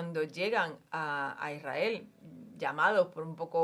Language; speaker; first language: Spanish; native; Spanish